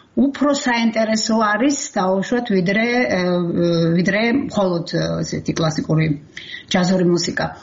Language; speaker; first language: Georgian; native; Georgian